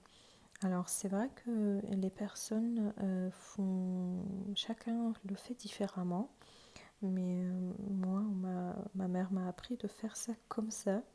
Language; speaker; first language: French; non-native, fluent; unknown